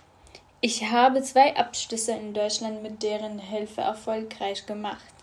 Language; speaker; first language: German; non-native, fluent; Arabic